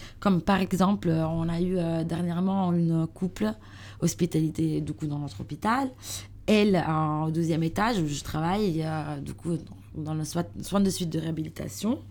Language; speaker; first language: French; non-native, learner; Italian